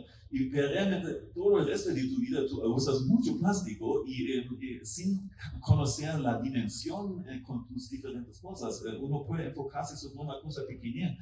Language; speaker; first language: Spanish; non-native, fluent; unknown